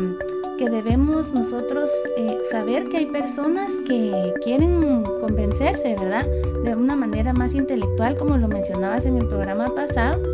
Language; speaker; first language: Spanish; native; Spanish